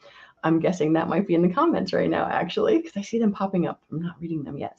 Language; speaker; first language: English; native; English